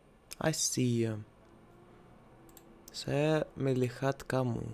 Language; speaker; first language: English; non-native, learner; Russian